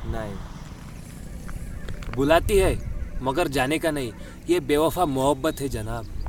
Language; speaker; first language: Hindi; non-native, local second language; Marathi